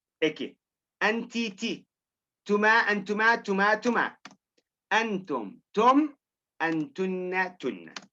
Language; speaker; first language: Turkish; non-native, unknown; Arabic